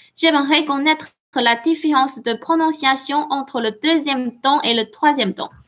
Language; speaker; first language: French; non-native, fluent; Chinese